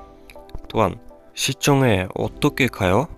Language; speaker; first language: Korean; non-native, fluent; Kyrgyz